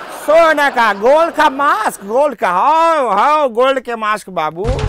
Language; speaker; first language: Hindi; non-native, local second language; Chhattisgarhi